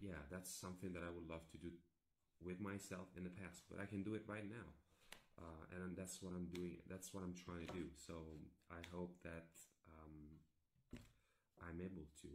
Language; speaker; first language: English; non-native, fluent; Italian